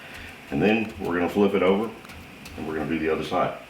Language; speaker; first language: English; native; English